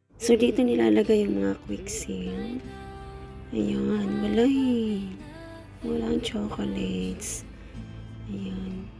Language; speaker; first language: Filipino; non-native, local second language; Cebuano